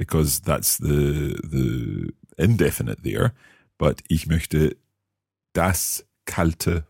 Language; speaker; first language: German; non-native, learner; English